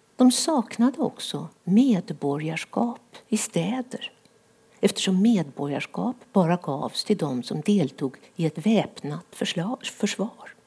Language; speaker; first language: Swedish; native; Swedish